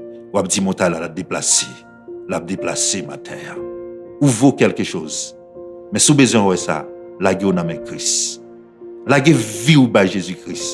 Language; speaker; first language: French; non-native, local second language; Haitian Creole